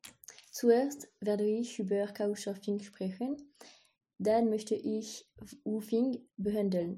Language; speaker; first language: German; non-native, learner; French